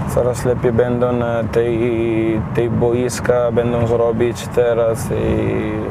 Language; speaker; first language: Polish; non-native, learner; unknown